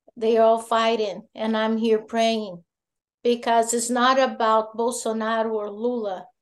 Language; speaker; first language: English; non-native, fluent; Portuguese